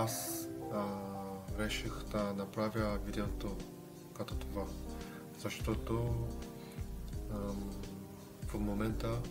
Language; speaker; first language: Bulgarian; non-native, learner; Korean